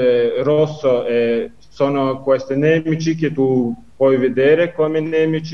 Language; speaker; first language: Italian; non-native, learner; Chechen